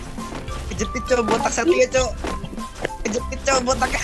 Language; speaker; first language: Indonesian; native; Indonesian